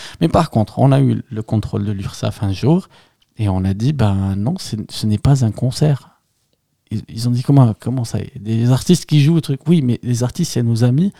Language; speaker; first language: French; non-native, local second language; Arabic